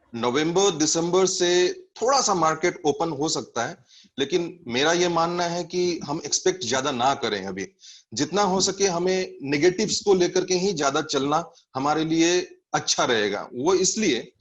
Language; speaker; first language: Hindi; non-native, local second language; Bangla